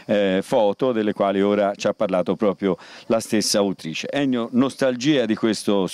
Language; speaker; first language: Italian; native; Italian